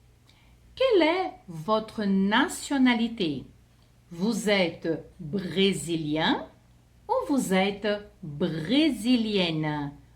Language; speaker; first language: French; non-native, fluent; Portuguese